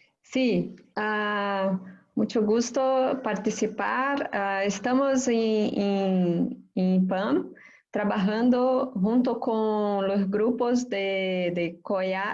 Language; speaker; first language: Spanish; non-native, fluent; Portuguese